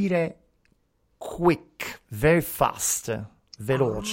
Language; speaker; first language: English; non-native, fluent; Italian